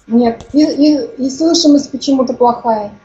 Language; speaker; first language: Russian; native; Russian